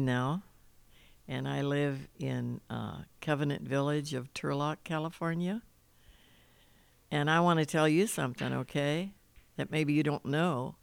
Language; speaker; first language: English; native; English